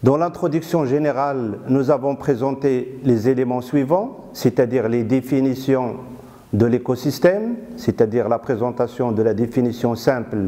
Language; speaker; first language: French; non-native, local second language; Arabic